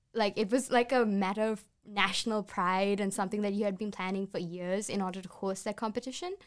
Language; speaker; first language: English; non-native, local second language; Sinhala